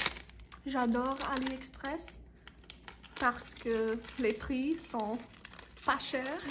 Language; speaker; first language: French; non-native, learner; English